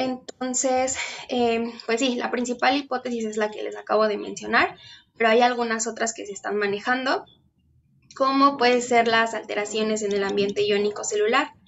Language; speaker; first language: Spanish; native; Spanish